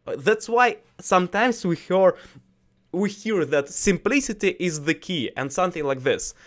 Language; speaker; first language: English; non-native, learner; Russian